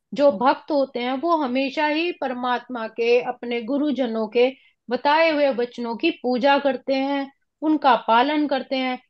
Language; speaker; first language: Hindi; non-native, local second language; Punjabi